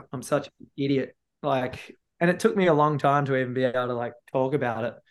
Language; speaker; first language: English; native; English